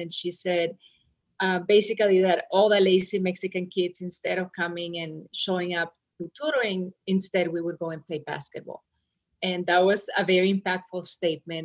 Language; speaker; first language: English; non-native, fluent; Spanish